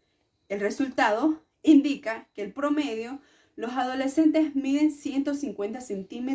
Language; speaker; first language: Spanish; native; Spanish